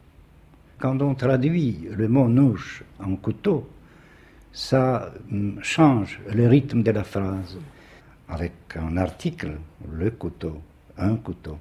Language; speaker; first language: French; non-native, fluent; Polish